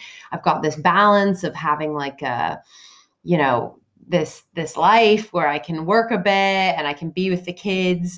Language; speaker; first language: English; native; English